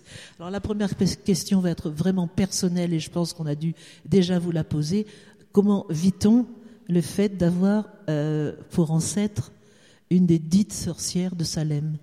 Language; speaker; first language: French; native; French